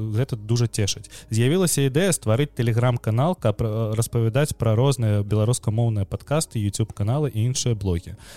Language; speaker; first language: Belarusian; non-native, local second language; Russian